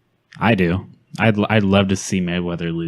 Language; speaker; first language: English; native; English